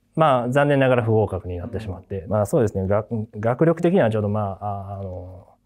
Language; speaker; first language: Japanese; native; Japanese